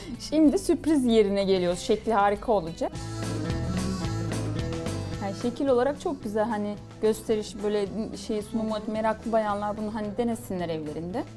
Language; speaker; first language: Turkish; native; Turkish